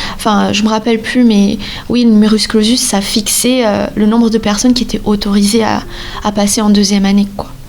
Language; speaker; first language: French; non-native, fluent; Portuguese